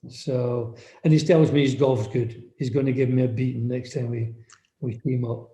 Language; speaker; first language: English; native; English